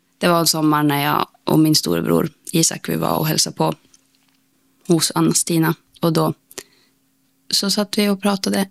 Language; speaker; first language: Swedish; native; Swedish